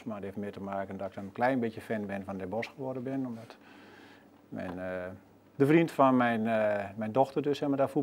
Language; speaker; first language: Dutch; native; Dutch